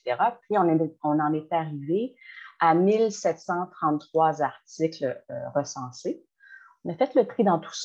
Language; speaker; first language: French; native; French